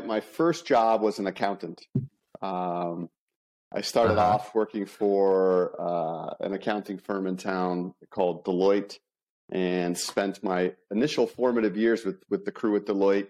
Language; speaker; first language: English; native; English